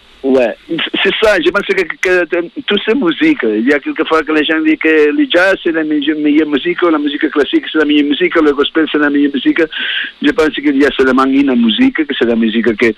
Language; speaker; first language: French; non-native, learner; Spanish